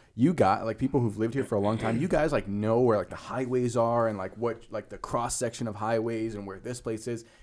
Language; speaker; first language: English; native; English